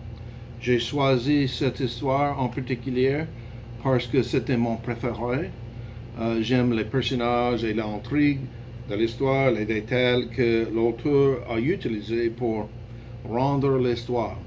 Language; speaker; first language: French; non-native, learner; English